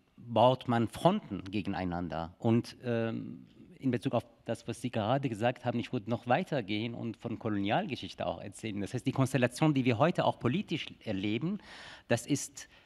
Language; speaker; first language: German; non-native, fluent; Persian